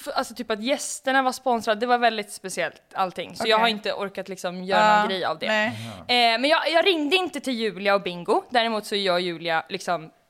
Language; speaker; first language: Swedish; native; Swedish